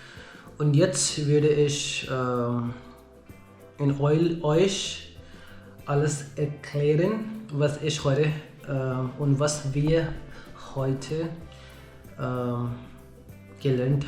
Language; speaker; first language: German; non-native, learner; Hindi